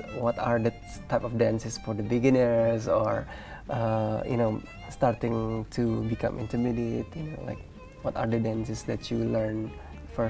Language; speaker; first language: English; non-native, fluent; Indonesian